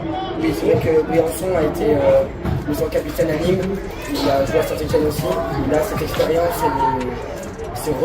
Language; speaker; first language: French; native; French